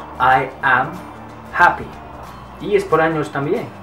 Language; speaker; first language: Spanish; non-native, learner; English